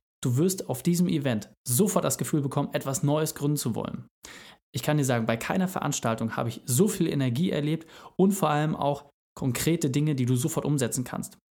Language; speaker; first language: German; native; German